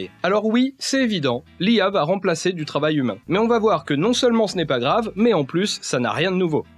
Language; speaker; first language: French; native; French